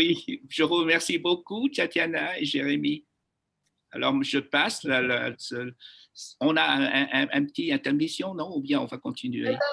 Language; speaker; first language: French; non-native, fluent; Vietnamese